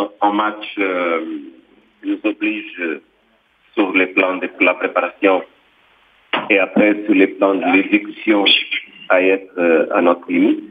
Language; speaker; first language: French; non-native, fluent; Portuguese